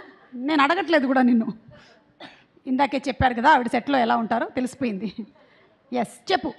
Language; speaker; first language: Telugu; native; Telugu